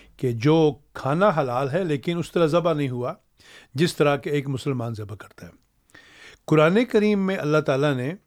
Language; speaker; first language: Urdu; native; Urdu